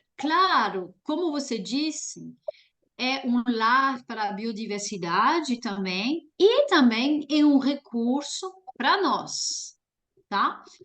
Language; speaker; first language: Portuguese; non-native, fluent; French